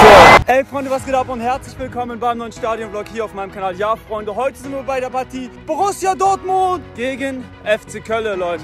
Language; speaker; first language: German; native; German